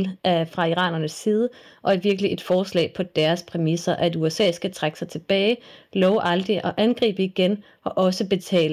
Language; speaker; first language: Danish; native; Danish